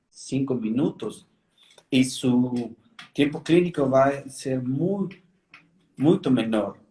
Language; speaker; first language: Portuguese; non-native, fluent; Spanish